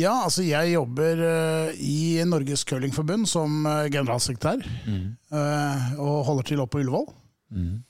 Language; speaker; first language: Norwegian; native; Norwegian